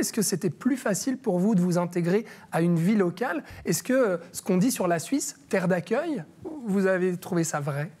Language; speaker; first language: French; native; French